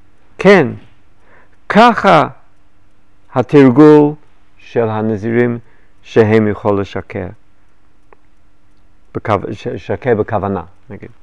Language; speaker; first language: Hebrew; non-native, fluent; English